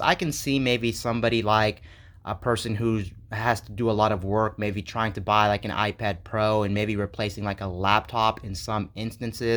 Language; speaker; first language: English; native; English